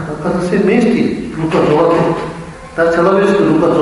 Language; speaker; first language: Russian; non-native, learner; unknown